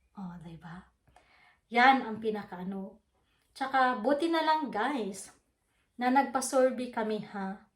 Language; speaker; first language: Filipino; non-native, local second language; Waray